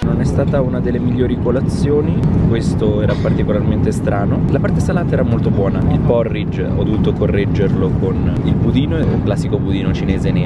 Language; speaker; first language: Italian; native; Italian